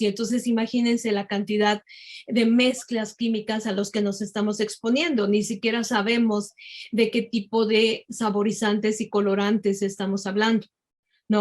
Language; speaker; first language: Spanish; native; Spanish